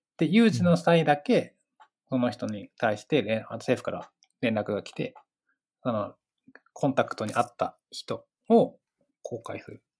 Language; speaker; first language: Japanese; native; Japanese